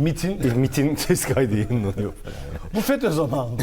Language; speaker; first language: Turkish; native; Turkish